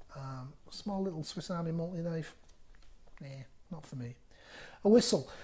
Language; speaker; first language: English; native; English